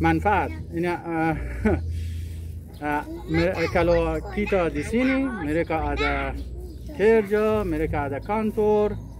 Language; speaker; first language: Indonesian; non-native, learner; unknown